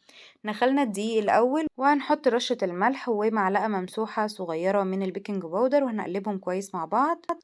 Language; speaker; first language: Arabic; native; Arabic